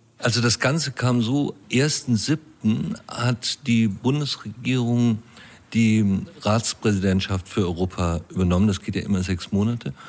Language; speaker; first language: German; native; German